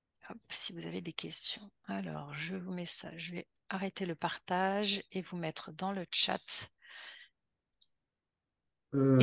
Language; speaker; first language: French; native; French